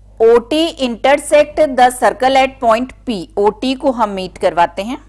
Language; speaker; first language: Hindi; native; Hindi